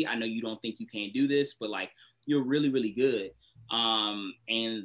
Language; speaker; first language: English; native; English